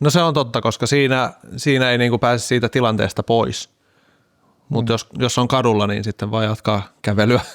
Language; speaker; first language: Finnish; native; Finnish